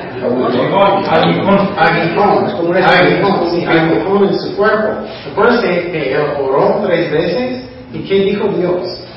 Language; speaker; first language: Spanish; non-native, fluent; English